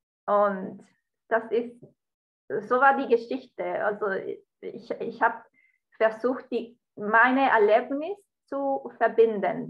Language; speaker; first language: German; non-native, fluent; Spanish